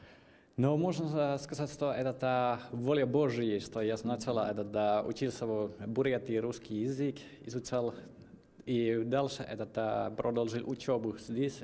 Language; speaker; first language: Russian; non-native, learner; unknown